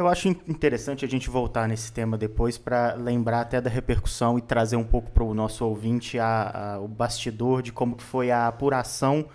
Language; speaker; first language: Portuguese; native; Portuguese